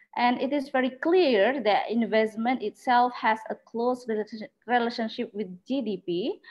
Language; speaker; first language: English; non-native, learner; Indonesian